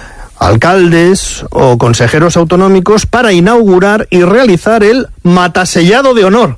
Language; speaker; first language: Spanish; native; Spanish